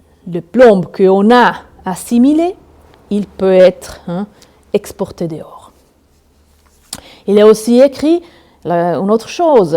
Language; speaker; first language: French; non-native, learner; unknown